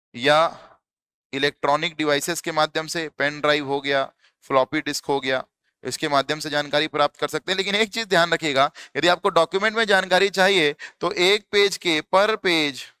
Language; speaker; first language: Hindi; native; Hindi